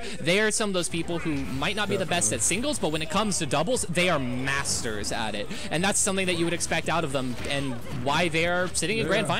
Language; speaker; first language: English; native; English